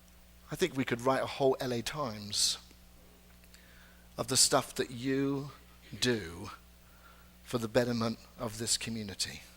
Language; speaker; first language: English; native; English